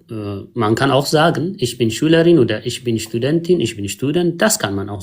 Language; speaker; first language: German; non-native, fluent; Amharic